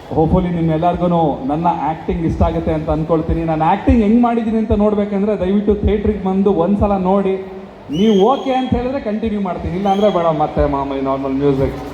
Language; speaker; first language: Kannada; native; Kannada